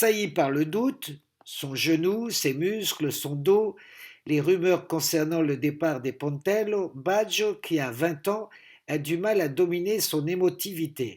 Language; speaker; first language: French; native; French